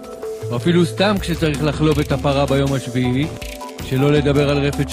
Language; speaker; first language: Hebrew; native; Hebrew